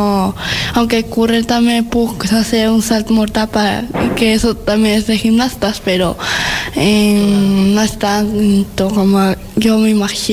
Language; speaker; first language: Catalan; non-native, learner; Spanish